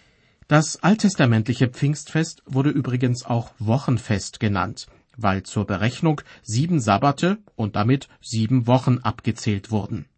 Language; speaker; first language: German; native; German